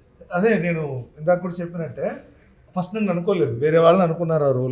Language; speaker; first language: Telugu; native; Telugu